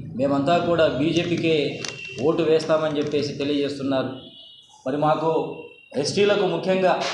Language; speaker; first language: Telugu; non-native, local second language; Lambadi